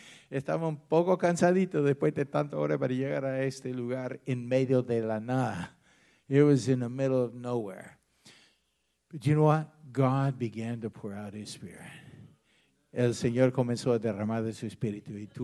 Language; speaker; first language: Spanish; non-native, fluent; English